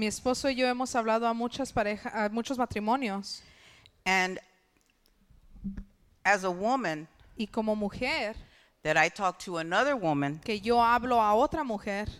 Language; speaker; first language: Spanish; early bilingual, heritage; English